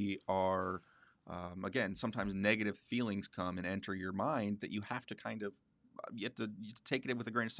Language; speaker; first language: English; native; English